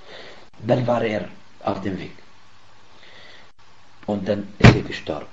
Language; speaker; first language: German; non-native, fluent; Arabic